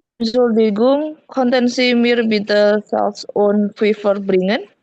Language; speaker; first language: German; non-native, learner; Indonesian